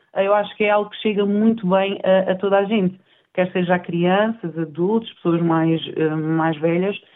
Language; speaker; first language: Portuguese; native; Portuguese